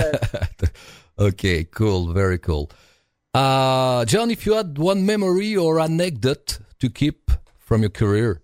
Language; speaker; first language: English; non-native, fluent; French